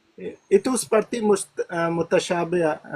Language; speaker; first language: Indonesian; non-native, learner; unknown